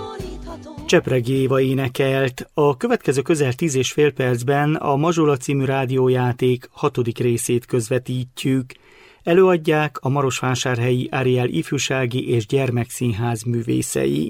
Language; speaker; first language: Hungarian; native; Hungarian